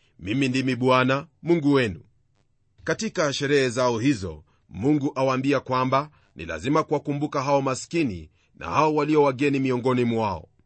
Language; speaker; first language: Swahili; non-native, local second language; Luyia